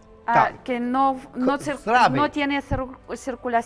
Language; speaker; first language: Spanish; non-native, learner; Russian